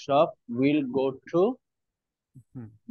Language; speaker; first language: English; non-native, learner; Bangla